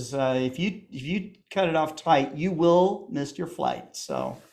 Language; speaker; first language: English; native; English